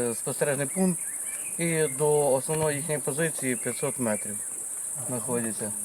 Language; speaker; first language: Ukrainian; native; Ukrainian